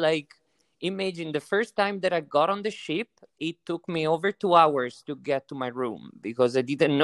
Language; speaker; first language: English; non-native, fluent; Italian